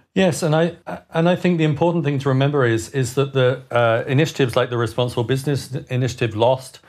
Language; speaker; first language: English; native; English